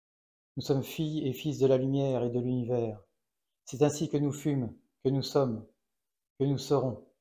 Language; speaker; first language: French; native; French